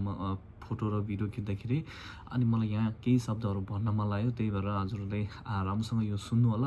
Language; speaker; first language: Nepali; non-native, local second language; Tibetan